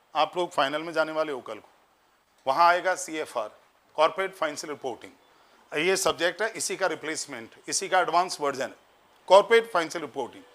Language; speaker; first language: Hindi; native; Hindi